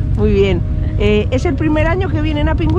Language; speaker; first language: Spanish; native; Spanish